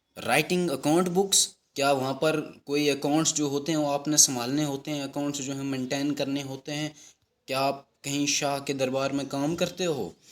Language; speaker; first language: Hindi; native; Hindi